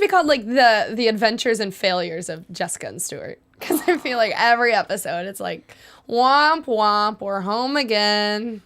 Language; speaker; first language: English; native; English